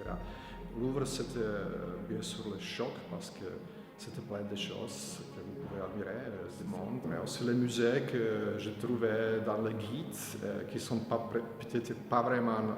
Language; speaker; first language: French; non-native, fluent; Slovak